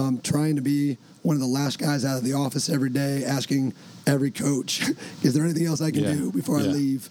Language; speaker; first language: English; native; English